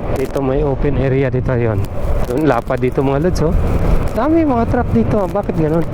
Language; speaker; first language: Filipino; non-native, local second language; Aklanon